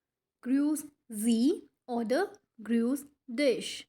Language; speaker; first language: German; non-native, fluent; Hindi